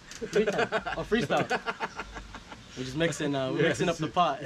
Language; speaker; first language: English; native; English